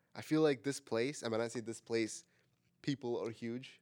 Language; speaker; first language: English; non-native, local second language; Marathi